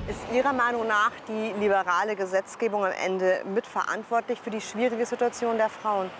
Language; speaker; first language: German; native; German